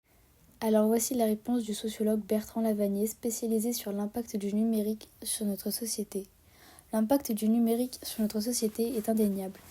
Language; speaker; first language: French; native; French